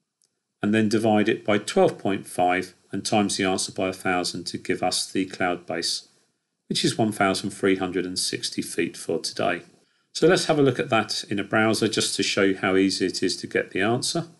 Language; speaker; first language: English; native; English